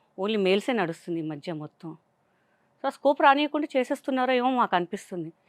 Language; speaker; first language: Telugu; non-native, local second language; Hindi